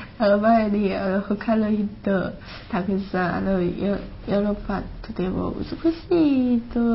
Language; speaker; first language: Japanese; non-native, learner; Chinese